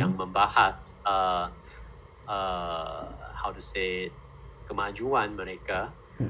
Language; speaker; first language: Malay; non-native, fluent; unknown